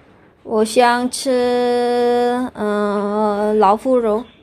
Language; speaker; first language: Chinese; non-native, learner; Javanese